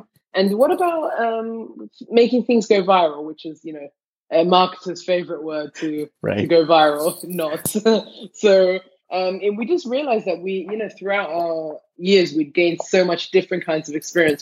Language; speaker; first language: English; native; English